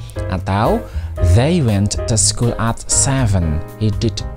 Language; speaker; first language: English; non-native, fluent; Indonesian